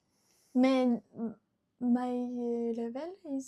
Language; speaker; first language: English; non-native, learner; Japanese